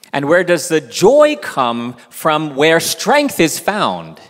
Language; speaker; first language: English; early bilingual, other home language; Korean